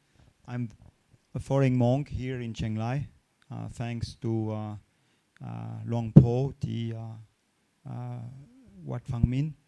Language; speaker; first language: English; non-native, fluent; French